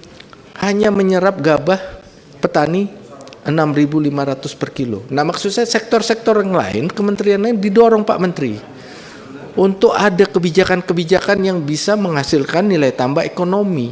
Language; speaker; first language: Indonesian; native; Indonesian